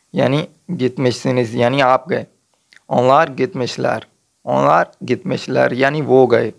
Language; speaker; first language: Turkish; non-native, fluent; Urdu